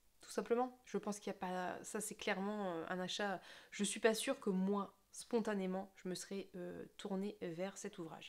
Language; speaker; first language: French; native; French